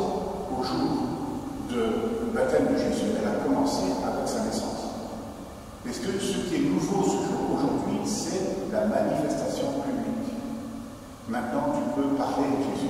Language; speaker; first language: French; native; French